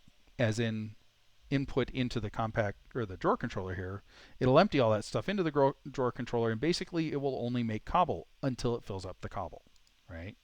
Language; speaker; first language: English; native; English